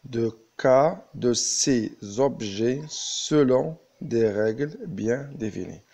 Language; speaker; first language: French; non-native, local second language; Arabic